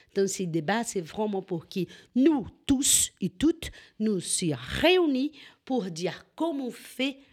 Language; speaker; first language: French; non-native, fluent; Portuguese